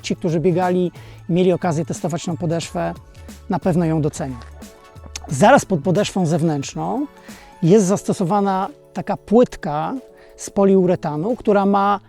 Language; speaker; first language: Polish; native; Polish